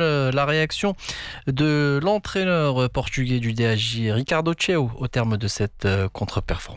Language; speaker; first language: French; non-native, local second language; Arabic